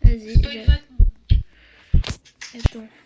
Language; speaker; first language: French; native; French